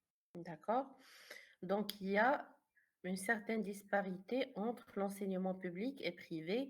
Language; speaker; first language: French; non-native, fluent; Arabic